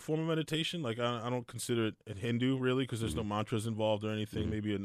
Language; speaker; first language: English; native; English